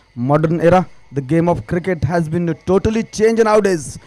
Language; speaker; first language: Hindi; non-native, local second language; Marathi